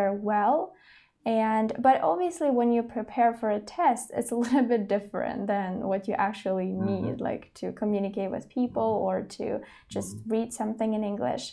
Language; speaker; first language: English; non-native, fluent; Russian